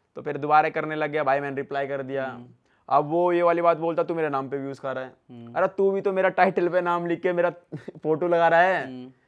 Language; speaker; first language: Hindi; native; Hindi